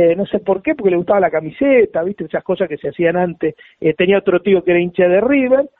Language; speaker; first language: Spanish; native; Spanish